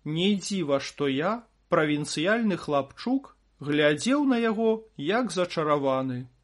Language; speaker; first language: Belarusian; native; Belarusian